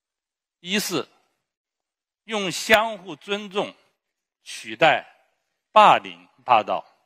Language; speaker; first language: Chinese; native; Chinese